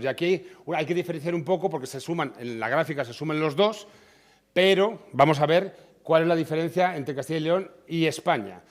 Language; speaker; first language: Spanish; native; Spanish